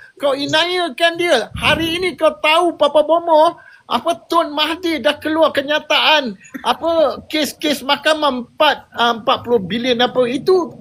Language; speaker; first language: Malay; native; Malay